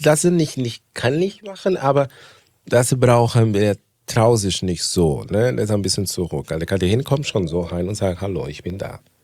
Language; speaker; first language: German; non-native, fluent; Portuguese